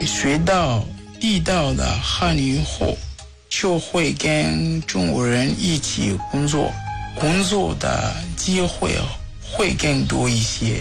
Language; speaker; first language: Chinese; non-native, fluent; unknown